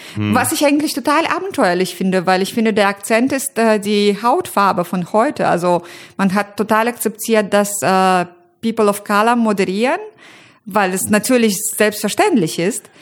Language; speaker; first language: German; non-native, fluent; Russian